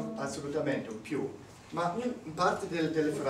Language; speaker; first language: Italian; non-native, learner; German